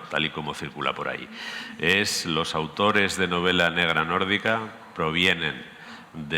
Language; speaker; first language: Spanish; native; Spanish